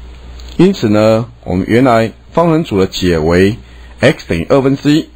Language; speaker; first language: Chinese; native; Chinese